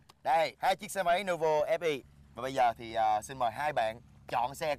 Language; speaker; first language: Vietnamese; native; Vietnamese